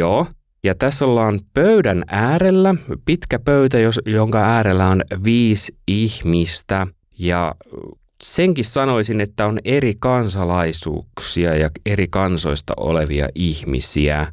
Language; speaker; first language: Finnish; native; Finnish